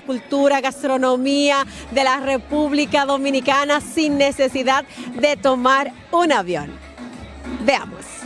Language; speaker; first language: Spanish; native; Spanish